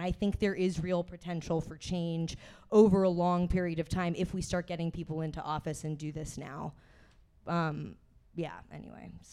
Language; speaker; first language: English; native; English